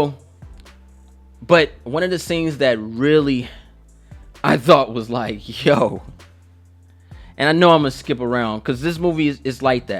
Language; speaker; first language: English; native; English